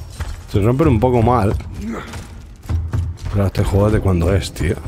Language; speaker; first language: Spanish; native; Spanish